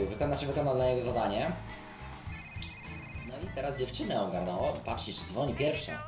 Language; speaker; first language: Polish; native; Polish